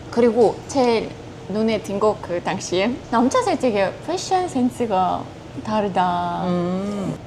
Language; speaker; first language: Korean; non-native, fluent; Russian